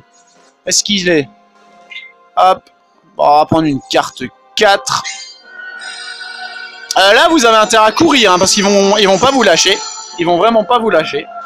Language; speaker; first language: French; native; French